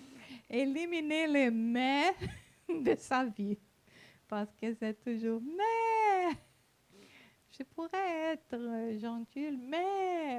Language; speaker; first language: French; non-native, fluent; Portuguese